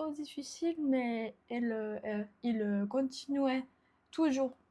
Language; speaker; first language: French; non-native, learner; Japanese